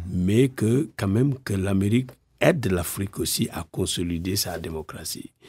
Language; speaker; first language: French; non-native, local second language; Wolof